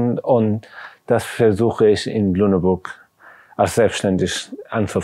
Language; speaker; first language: German; non-native, fluent; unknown